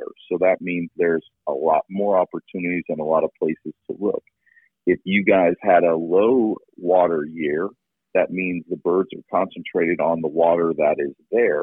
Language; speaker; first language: English; native; English